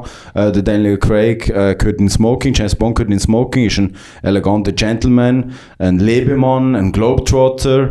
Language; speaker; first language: German; native; German